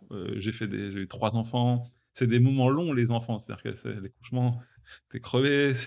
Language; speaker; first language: French; native; French